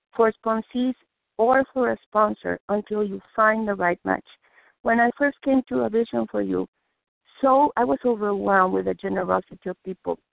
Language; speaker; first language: English; non-native, fluent; Spanish